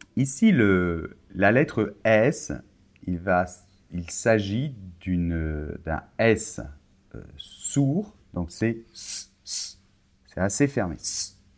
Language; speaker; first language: French; native; French